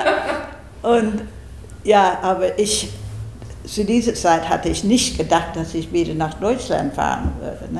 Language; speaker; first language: German; non-native, learner; English